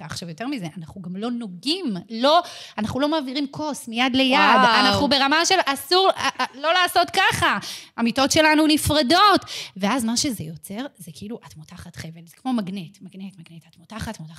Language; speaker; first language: Hebrew; native; Hebrew